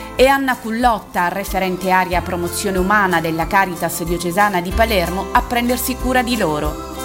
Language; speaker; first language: Italian; native; Italian